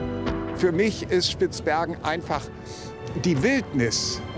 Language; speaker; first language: German; native; German